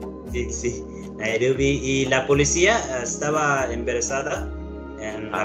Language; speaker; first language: Spanish; non-native, learner; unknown